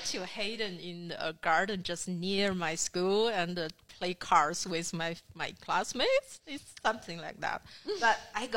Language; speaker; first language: English; non-native, fluent; Chinese